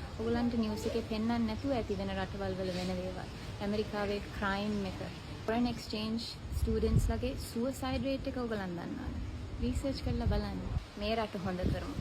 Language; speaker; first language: Sinhala; early bilingual, heritage; Sinhala